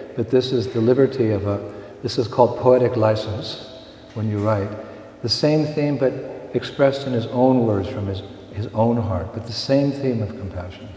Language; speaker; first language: English; native; English